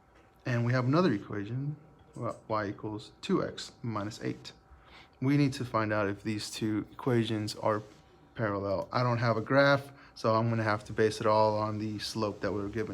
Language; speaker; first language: English; native; English